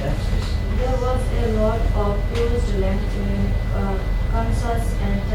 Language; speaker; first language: English; non-native, learner; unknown